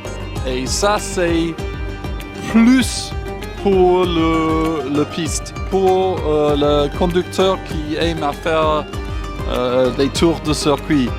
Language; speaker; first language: French; non-native, fluent; English